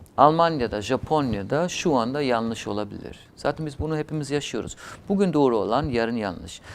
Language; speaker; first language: Turkish; non-native, fluent; German